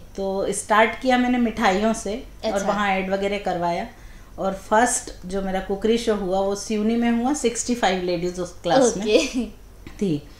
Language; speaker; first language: Hindi; native; Hindi